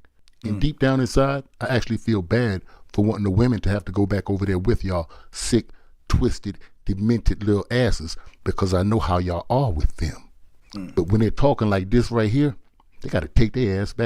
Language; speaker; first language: English; native; English